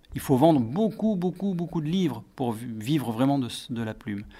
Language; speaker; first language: French; native; French